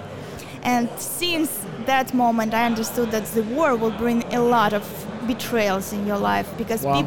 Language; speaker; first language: English; non-native, fluent; Ukrainian